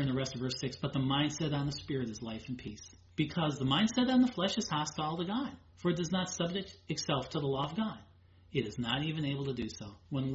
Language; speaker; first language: English; native; English